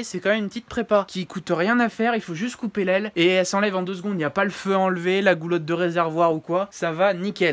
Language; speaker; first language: French; native; French